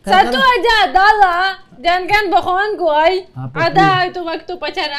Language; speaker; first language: Indonesian; non-native, learner; Russian